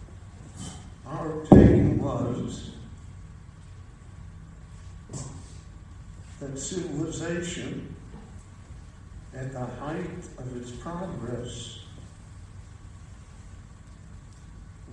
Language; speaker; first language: English; early bilingual, other home language; Yiddish